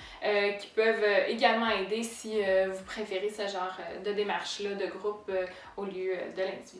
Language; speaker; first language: French; native; French